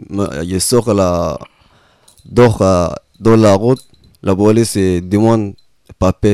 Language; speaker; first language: French; non-native, learner; Arabic